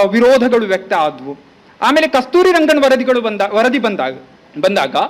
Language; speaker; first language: Kannada; native; Kannada